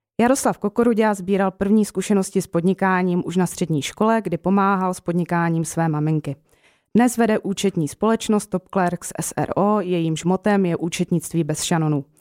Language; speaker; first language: Czech; native; Czech